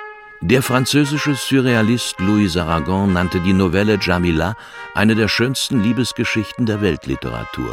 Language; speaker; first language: German; native; German